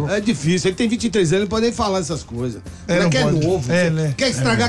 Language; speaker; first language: Portuguese; native; Portuguese